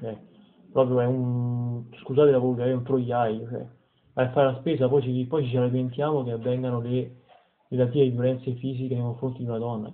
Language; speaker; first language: Italian; native; Italian